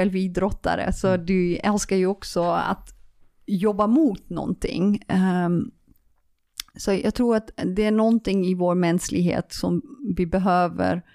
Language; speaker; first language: Swedish; non-native, fluent; Dutch